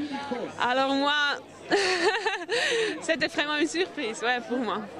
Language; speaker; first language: French; non-native, local second language; German